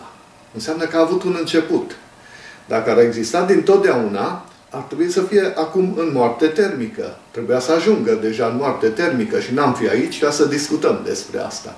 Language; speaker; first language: Romanian; native; Romanian